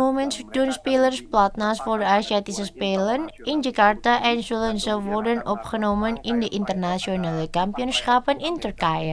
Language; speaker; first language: Dutch; non-native, fluent; Indonesian